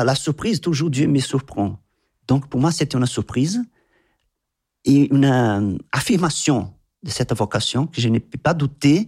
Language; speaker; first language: French; non-native, fluent; Portuguese